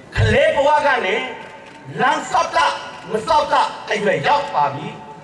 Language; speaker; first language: Burmese; non-native, local second language; S'gaw Karen